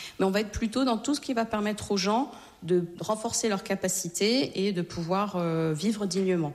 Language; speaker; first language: French; native; French